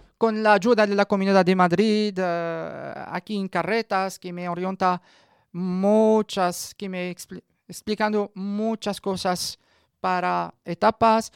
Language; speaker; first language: Spanish; non-native, learner; Arabic